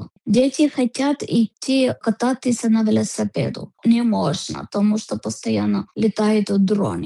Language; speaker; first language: Ukrainian; non-native, learner; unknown